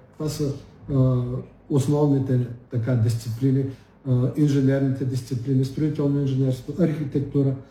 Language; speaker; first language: Bulgarian; native; Bulgarian